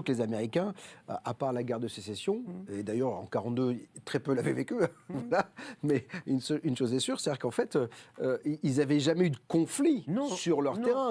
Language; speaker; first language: French; native; French